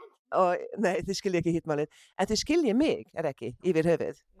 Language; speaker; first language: Icelandic; non-native, fluent; Hungarian